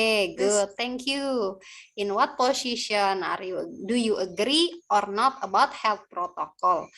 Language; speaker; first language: English; non-native, learner; Indonesian